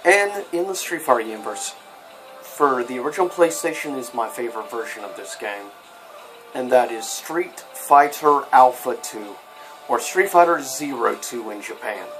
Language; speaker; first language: English; native; English